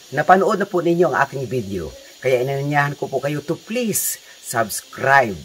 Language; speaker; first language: Filipino; non-native, local second language; Cebuano